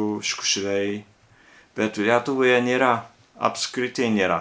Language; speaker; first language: Lithuanian; non-native, learner; Japanese